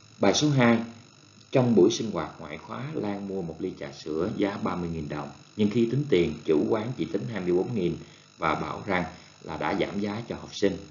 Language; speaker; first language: Vietnamese; native; Vietnamese